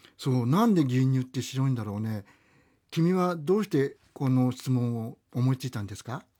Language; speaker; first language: Japanese; native; Japanese